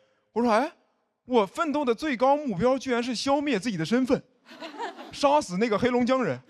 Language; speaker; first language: Chinese; native; Chinese